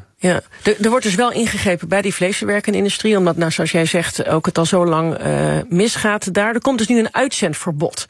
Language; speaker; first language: Dutch; native; Dutch